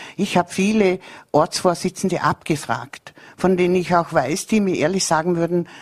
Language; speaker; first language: German; native; German